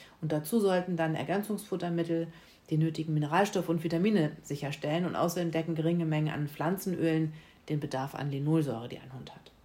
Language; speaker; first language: German; native; German